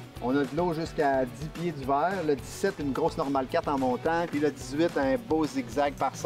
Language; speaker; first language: French; native; French